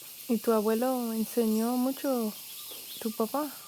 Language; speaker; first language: Spanish; non-native, fluent; English